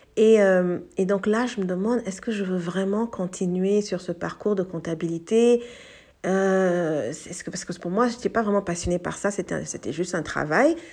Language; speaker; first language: French; non-native, local second language; English